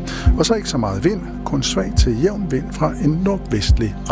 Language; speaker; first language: Danish; native; Danish